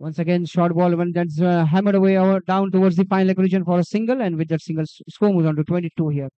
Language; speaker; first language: English; non-native, local second language; Marathi